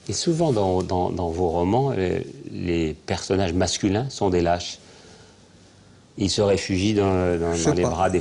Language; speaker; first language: French; native; French